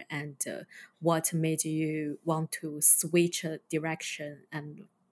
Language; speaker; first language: English; non-native, fluent; Chinese